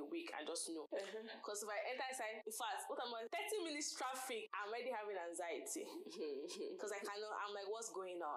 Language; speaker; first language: English; non-native, local second language; Igbo